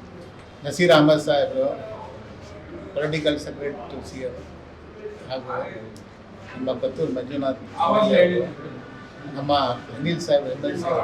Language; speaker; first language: Kannada; non-native, local second language; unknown